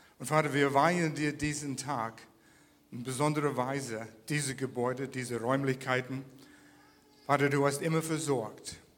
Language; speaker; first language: German; non-native, fluent; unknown